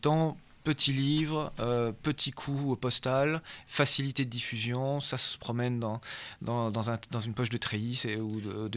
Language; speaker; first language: French; native; French